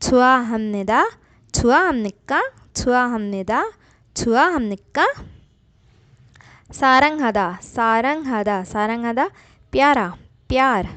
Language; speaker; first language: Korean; non-native, learner; Urdu